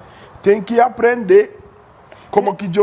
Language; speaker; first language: Portuguese; non-native, learner; Yoruba